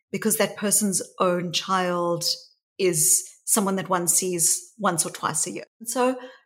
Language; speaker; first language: English; native; English